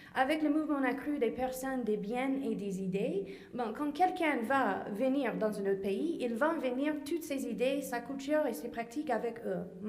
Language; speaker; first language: French; non-native, fluent; English